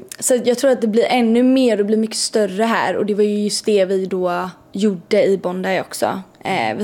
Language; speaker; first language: Swedish; native; Swedish